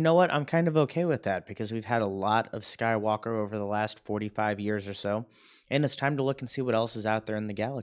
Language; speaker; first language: English; native; English